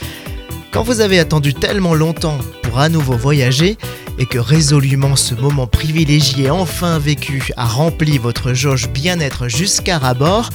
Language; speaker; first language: French; native; French